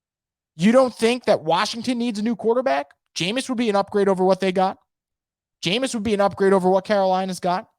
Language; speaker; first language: English; native; English